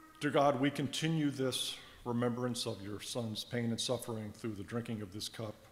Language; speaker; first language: English; native; English